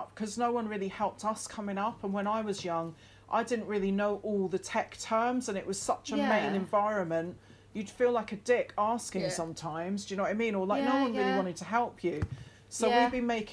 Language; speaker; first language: English; native; English